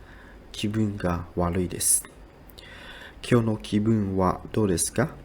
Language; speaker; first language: Japanese; non-native, learner; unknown